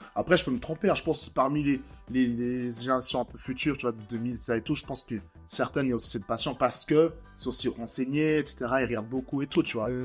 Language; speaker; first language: French; native; French